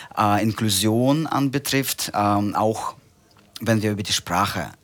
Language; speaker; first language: German; non-native, fluent; Russian